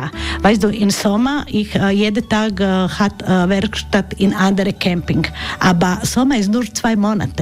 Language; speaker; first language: German; non-native, learner; Croatian